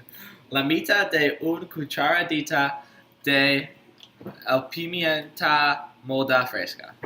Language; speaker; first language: Spanish; non-native, learner; English